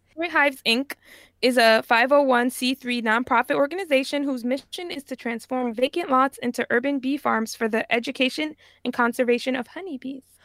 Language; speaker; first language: English; native; English